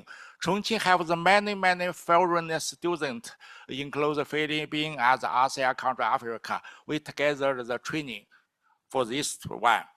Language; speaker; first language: English; non-native, learner; Chinese